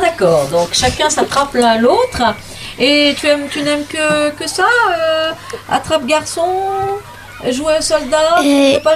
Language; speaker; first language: French; native; French